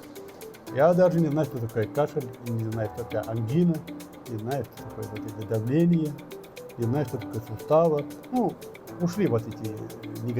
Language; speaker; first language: Russian; non-native, local second language; Tatar